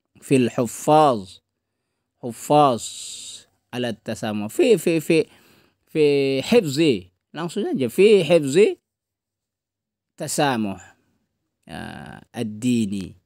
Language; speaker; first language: Arabic; non-native, fluent; Indonesian